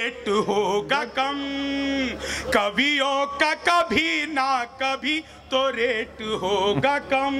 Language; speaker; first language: Hindi; native; Hindi